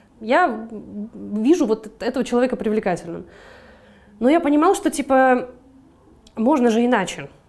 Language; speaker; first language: Russian; native; Russian